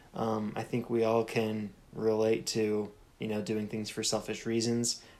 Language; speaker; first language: English; native; English